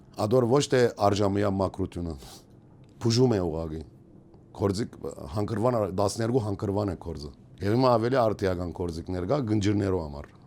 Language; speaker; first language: Armenian; early bilingual, heritage; Armenian